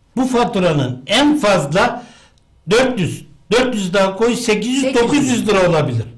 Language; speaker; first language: Turkish; native; Turkish